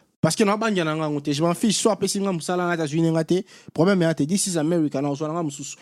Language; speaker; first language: French; non-native, local second language; Lingala